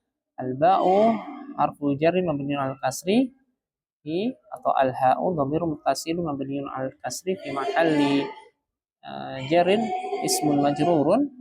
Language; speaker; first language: Arabic; non-native, fluent; Indonesian